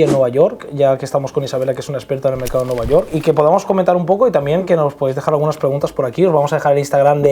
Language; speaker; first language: Spanish; native; Spanish